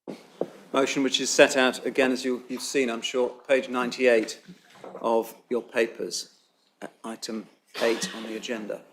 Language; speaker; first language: English; native; English